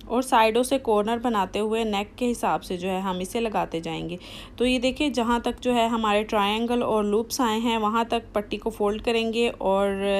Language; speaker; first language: Urdu; native; Urdu